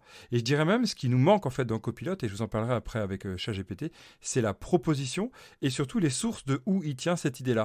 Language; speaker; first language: French; native; French